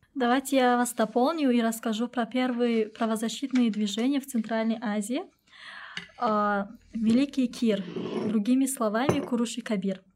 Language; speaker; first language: Russian; non-native, local second language; Tajik